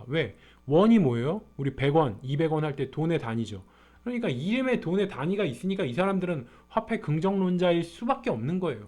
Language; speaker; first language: Korean; native; Korean